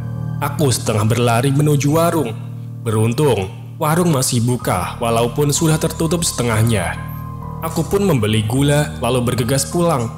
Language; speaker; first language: Indonesian; native; Indonesian